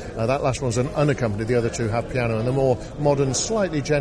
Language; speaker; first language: English; native; English